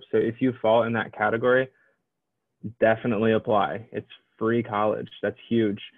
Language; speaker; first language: English; native; English